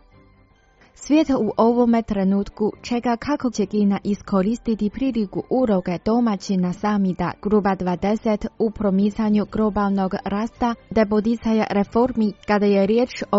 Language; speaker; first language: Croatian; non-native, fluent; Chinese